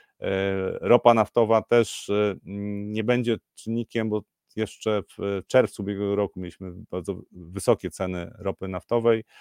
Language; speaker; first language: Polish; native; Polish